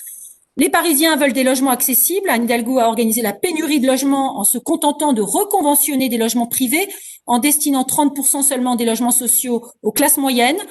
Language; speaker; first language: French; native; French